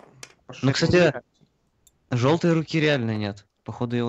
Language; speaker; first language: Russian; native; Russian